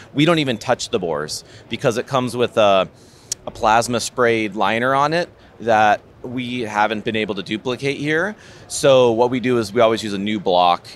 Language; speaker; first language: English; native; English